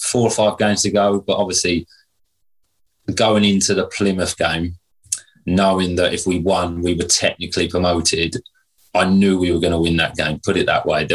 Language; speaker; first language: English; native; English